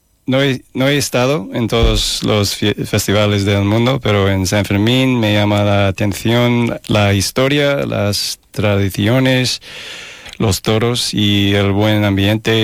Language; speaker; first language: Spanish; non-native, fluent; English